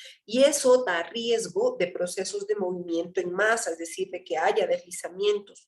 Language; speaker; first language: Spanish; native; Spanish